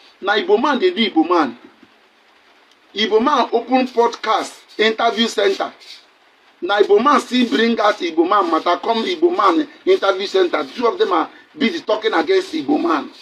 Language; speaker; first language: Nigerian Pidgin; non-native, local second language; Igbo